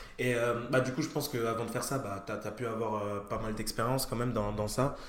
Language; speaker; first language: French; early bilingual, other home language; Ewe